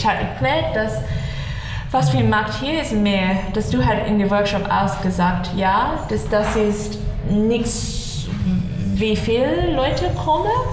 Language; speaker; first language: German; non-native, learner; English